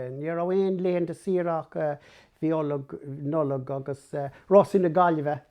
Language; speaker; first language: Irish; non-native, local second language; English